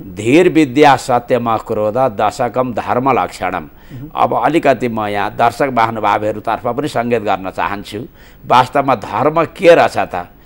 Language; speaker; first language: Nepali; native; Nepali